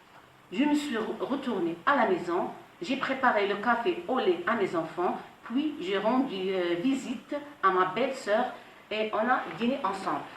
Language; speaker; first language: French; non-native, fluent; Arabic